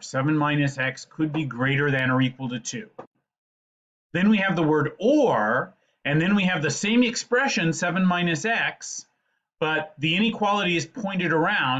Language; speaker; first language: English; native; English